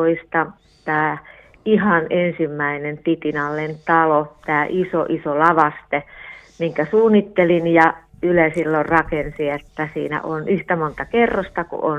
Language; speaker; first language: Finnish; native; Finnish